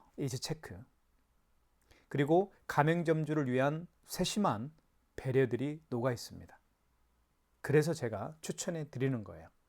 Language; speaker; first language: Korean; native; Korean